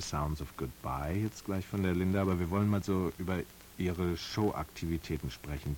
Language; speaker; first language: German; native; German